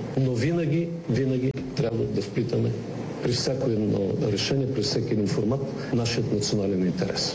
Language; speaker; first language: Bulgarian; native; Bulgarian